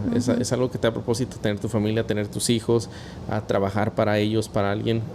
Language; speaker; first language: Spanish; early bilingual, other home language; English